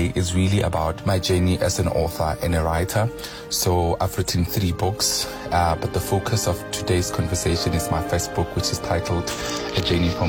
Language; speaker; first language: English; non-native, local second language; Tswana